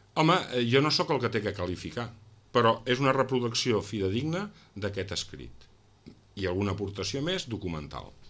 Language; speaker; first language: Catalan; non-native, local second language; Spanish